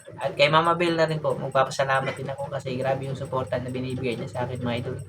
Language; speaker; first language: Filipino; native; Filipino